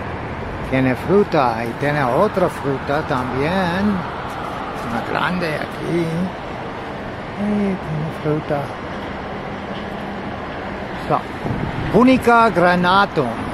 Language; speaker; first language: Spanish; non-native, learner; English